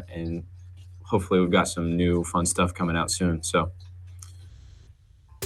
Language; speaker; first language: English; native; English